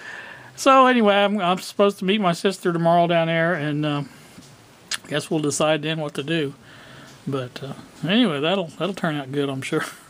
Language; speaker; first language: English; native; English